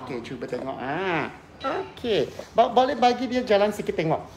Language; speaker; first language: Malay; non-native, local second language; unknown